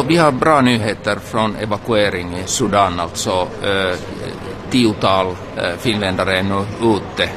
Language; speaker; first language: Swedish; non-native, local second language; Finnish